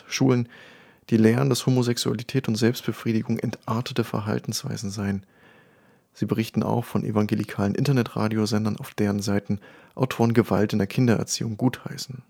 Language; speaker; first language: German; native; German